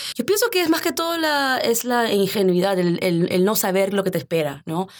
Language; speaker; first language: Spanish; early bilingual, heritage; Spanish